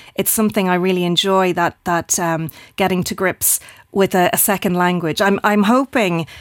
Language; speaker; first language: English; native; English